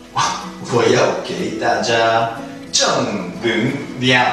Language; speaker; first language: Chinese; non-native, learner; Korean